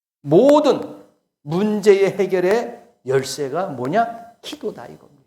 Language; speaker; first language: Korean; native; Korean